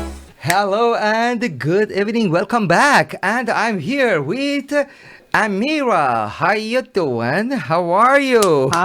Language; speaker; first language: English; non-native, learner; Persian